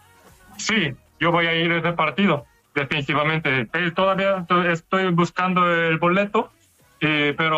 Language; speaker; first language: Spanish; non-native, fluent; Korean